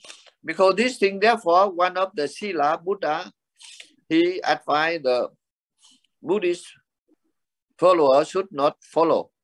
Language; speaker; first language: English; non-native, learner; Vietnamese